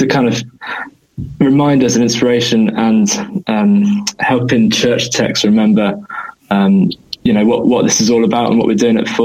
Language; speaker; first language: English; native; English